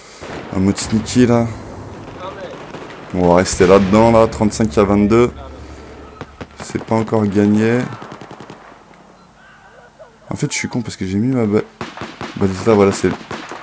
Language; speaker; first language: French; native; French